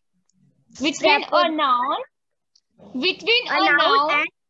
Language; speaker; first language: English; non-native, local second language; Hindi